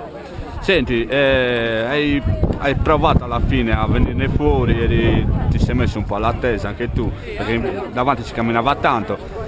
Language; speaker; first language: Italian; native; Italian